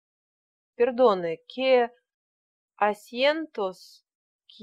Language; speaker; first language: Spanish; non-native, learner; Russian